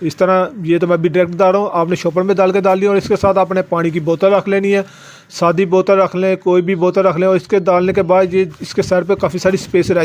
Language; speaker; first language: Hindi; non-native, local second language; Punjabi